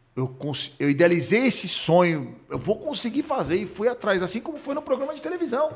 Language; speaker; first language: Portuguese; early bilingual, other home language; Hebrew